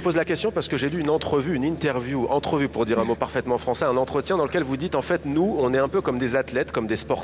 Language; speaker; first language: French; native; French